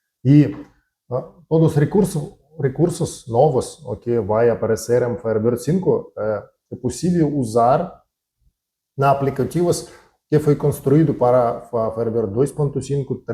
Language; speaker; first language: Portuguese; non-native, learner; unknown